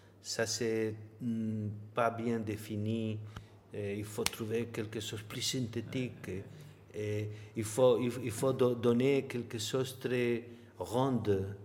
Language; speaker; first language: French; non-native, learner; Spanish